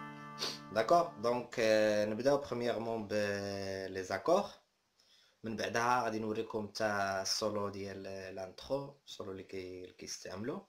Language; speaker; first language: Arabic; native; Arabic